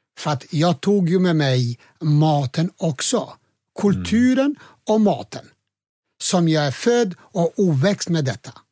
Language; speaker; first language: Swedish; non-native, fluent; Albanian